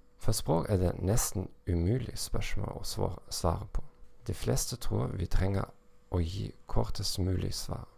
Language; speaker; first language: Norwegian; non-native, learner; German